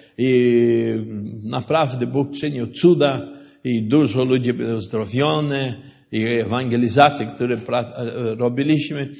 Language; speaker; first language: Polish; non-native, learner; Portuguese